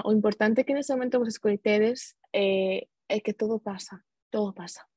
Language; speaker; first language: Galician; non-native, local second language; Spanish